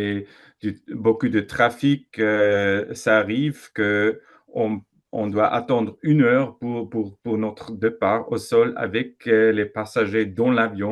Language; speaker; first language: French; non-native, fluent; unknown